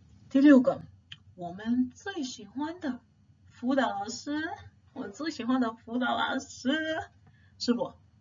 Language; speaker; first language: Chinese; non-native, fluent; English